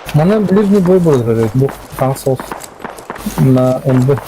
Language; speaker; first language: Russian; non-native, local second language; Yakut